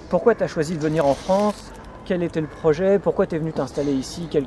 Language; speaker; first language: French; native; French